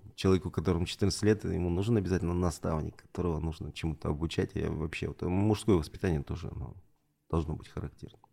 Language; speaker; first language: Russian; native; Russian